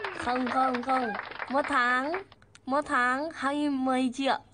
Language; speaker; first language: Vietnamese; non-native, learner; Indonesian